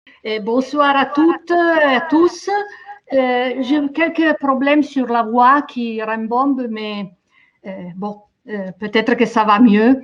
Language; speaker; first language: French; non-native, fluent; Italian